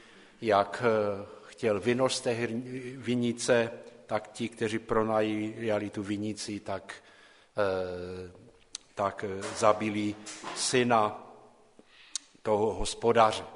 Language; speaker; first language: Czech; non-native, local second language; Polish